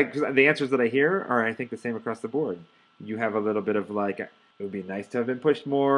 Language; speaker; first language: English; native; English